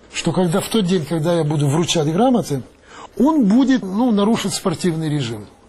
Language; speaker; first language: Russian; non-native, local second language; Ukrainian